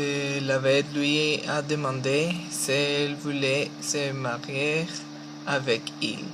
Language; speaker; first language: French; non-native, learner; Spanish